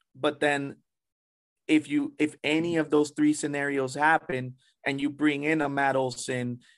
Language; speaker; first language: English; early bilingual, other home language; Spanish